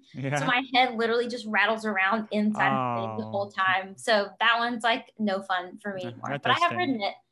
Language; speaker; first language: English; native; English